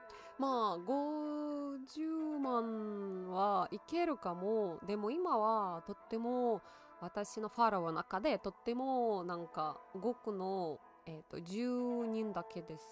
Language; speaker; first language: Japanese; non-native, learner; Russian